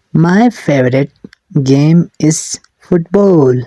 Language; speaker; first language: English; non-native, learner; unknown